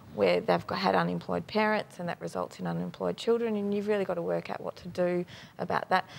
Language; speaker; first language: English; native; English